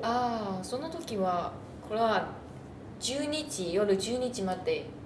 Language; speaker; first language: Japanese; non-native, fluent; Chinese